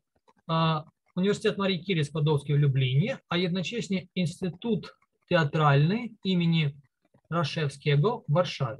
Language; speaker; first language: Polish; non-native, learner; Ukrainian